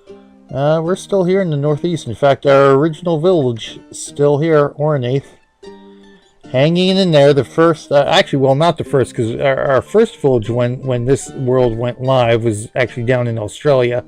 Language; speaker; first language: English; native; English